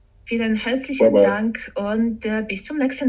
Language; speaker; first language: German; non-native, fluent; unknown